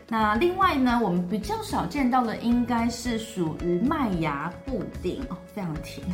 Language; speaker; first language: Chinese; native; Chinese